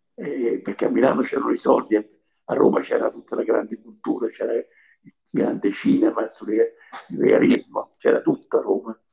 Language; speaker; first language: Italian; native; Italian